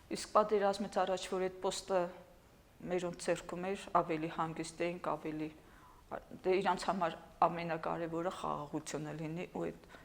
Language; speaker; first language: Armenian; native; Armenian